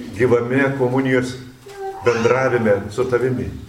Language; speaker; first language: Lithuanian; native; Lithuanian